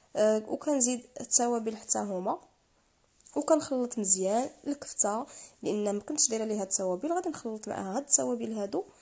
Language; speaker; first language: Arabic; native; Arabic